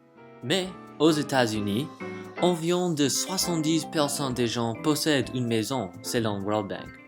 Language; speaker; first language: French; non-native, learner; English